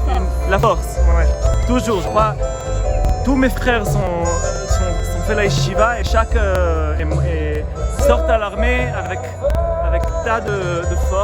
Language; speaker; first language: French; early bilingual, heritage; French